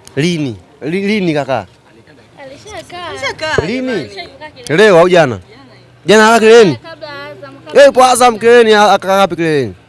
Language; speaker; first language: Swahili; native; Swahili